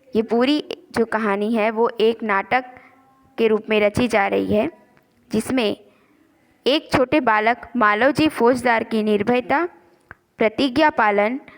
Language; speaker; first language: Hindi; non-native, local second language; Gujarati